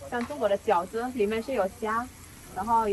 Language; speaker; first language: Chinese; non-native, fluent; Indonesian